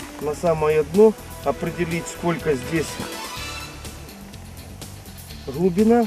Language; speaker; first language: Russian; native; Russian